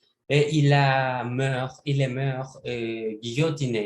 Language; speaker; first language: French; non-native, learner; Spanish